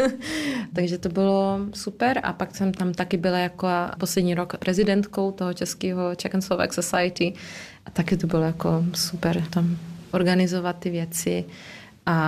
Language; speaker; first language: Czech; early bilingual, heritage; Czech